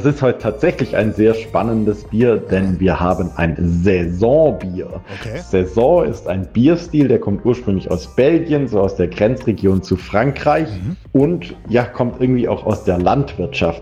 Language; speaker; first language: German; native; German